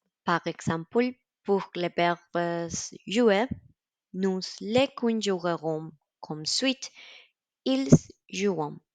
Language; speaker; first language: French; non-native, learner; Spanish